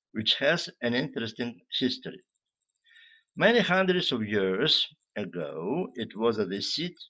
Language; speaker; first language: English; non-native, fluent; Ukrainian